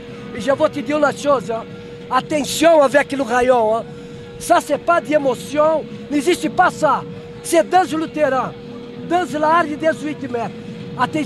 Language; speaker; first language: French; non-native, learner; Portuguese